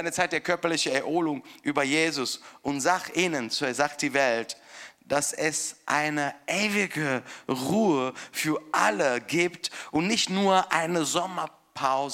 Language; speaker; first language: German; non-native, fluent; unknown